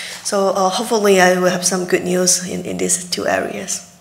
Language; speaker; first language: English; non-native, local second language; Cantonese